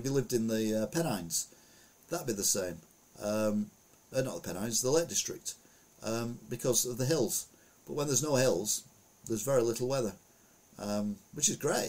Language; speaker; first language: English; native; English